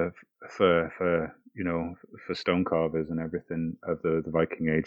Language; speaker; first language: English; native; English